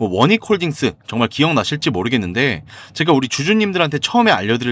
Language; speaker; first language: Korean; native; Korean